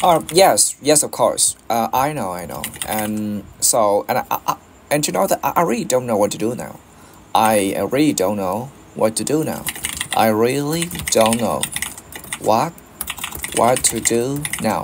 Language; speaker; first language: English; non-native, learner; Vietnamese